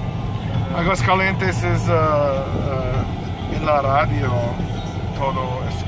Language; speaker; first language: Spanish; non-native, learner; English